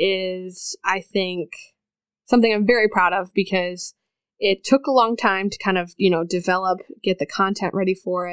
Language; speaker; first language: English; native; English